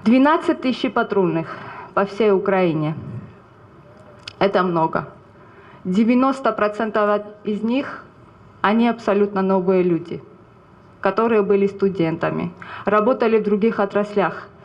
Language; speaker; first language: Russian; non-native, fluent; Georgian